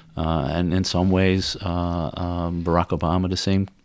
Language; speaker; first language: English; non-native, fluent; Dutch